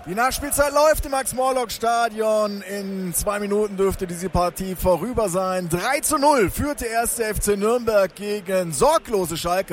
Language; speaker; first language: German; native; German